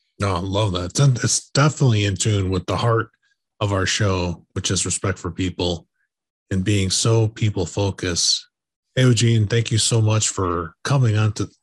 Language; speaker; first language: English; native; English